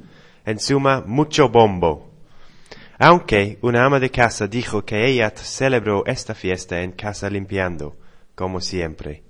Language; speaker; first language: Spanish; non-native, learner; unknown